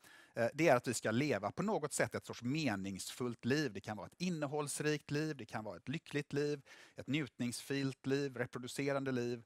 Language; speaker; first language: Swedish; native; Swedish